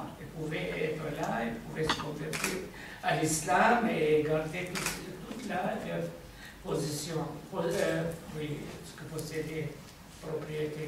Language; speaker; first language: French; non-native, fluent; Arabic